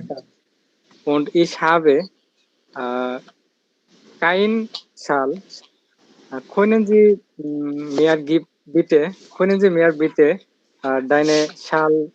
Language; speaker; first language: German; non-native, learner; Bangla